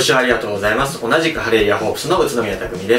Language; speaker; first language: Japanese; native; Japanese